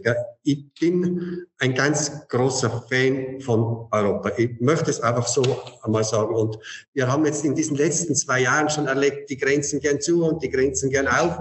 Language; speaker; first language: German; native; German